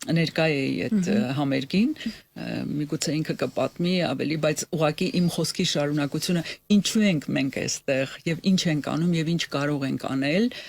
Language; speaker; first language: Armenian; native; Armenian